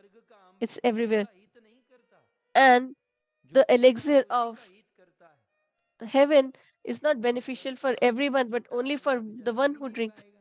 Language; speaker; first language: English; non-native, local second language; Hindi